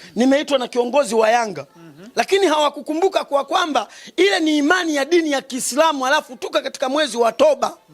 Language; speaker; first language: Swahili; native; Swahili